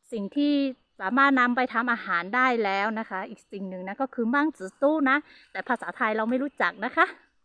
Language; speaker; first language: Thai; non-native, local second language; Hmong